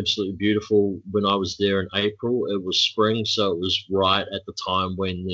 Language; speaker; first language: English; native; English